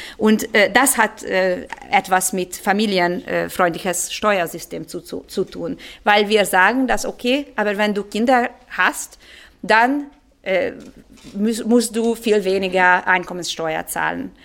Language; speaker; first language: German; non-native, fluent; Hungarian